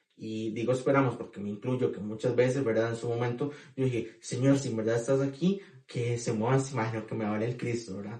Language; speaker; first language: Spanish; native; Spanish